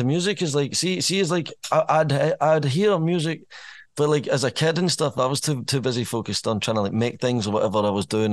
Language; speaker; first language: English; native; English